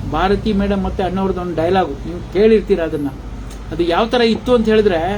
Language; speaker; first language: Kannada; non-native, local second language; Konkani